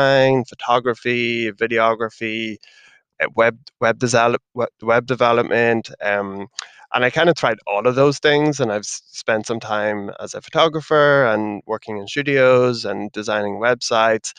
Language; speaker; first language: English; native; English